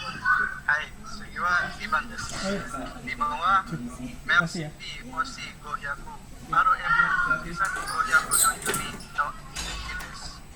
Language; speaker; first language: Japanese; non-native, learner; Indonesian